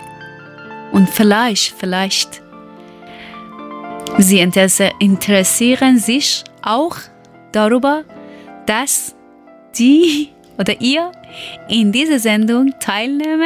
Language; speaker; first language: German; non-native, learner; Persian